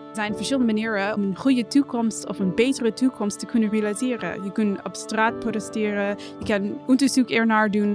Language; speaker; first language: Dutch; non-native, fluent; English